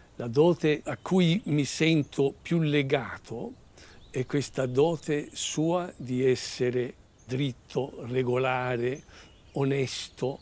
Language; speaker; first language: Italian; native; Italian